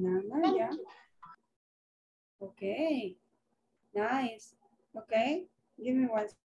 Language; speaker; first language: English; non-native, learner; Spanish